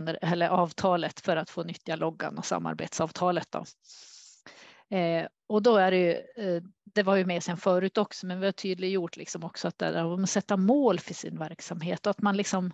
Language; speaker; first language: Swedish; native; Swedish